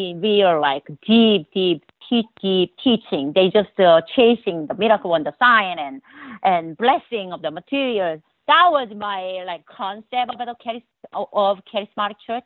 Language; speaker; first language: English; non-native, learner; Korean